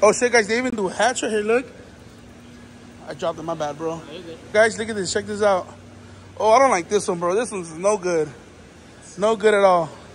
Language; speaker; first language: English; early bilingual, other home language; Spanish